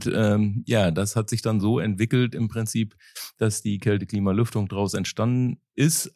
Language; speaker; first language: German; native; German